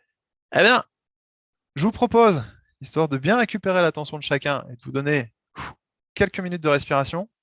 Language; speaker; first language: French; native; French